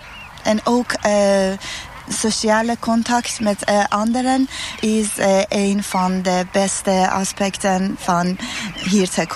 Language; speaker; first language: Dutch; non-native, fluent; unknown